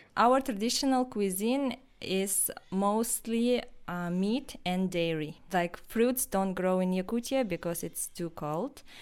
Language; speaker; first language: English; non-native, fluent; Yakut